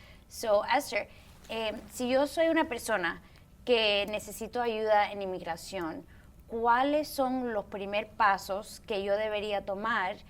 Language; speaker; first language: Spanish; early bilingual, heritage; Spanish